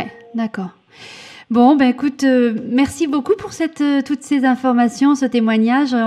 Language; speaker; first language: French; native; French